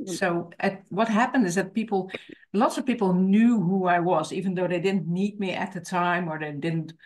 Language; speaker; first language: English; non-native, fluent; Dutch